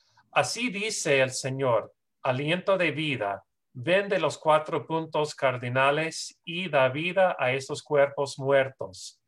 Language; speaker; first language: Spanish; non-native, fluent; English